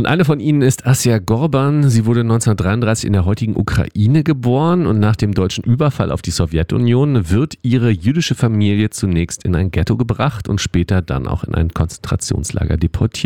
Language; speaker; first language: German; native; German